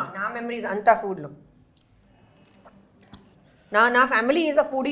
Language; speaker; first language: Telugu; non-native, learner; Hindi